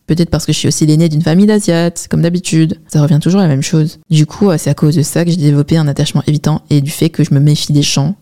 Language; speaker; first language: French; early bilingual, other home language; Chinese